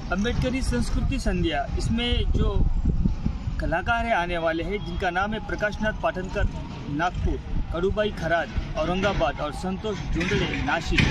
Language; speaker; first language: Hindi; non-native, local second language; Marathi